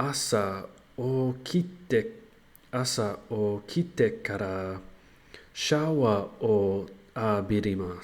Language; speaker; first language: Japanese; non-native, learner; English